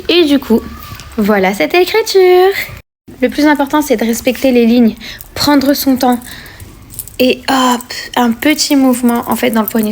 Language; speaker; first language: French; native; French